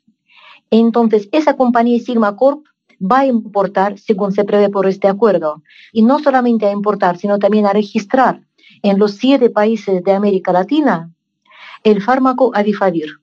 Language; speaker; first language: Spanish; non-native, fluent; Russian